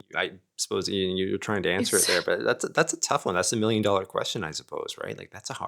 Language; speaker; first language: English; native; English